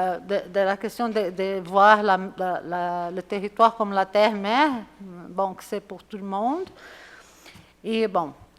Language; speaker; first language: French; non-native, fluent; Spanish